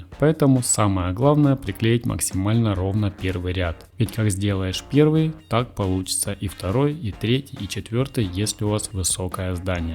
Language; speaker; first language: Russian; native; Russian